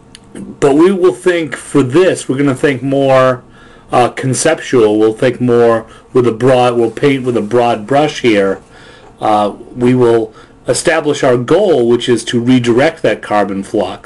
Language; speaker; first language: English; native; English